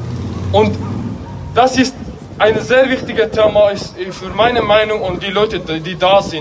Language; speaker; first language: German; non-native, fluent; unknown